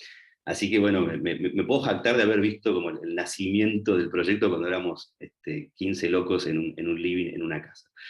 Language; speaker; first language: Spanish; native; Spanish